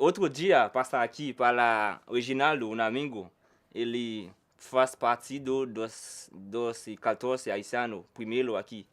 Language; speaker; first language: Portuguese; non-native, learner; Haitian Creole